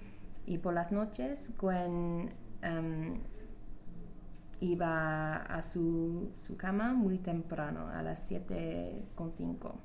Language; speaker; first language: Spanish; non-native, learner; English